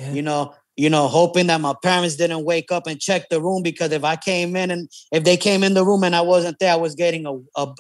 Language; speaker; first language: English; native; English